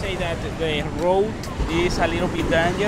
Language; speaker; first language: English; non-native, learner; Spanish